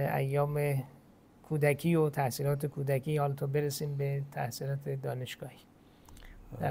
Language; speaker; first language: Persian; native; Persian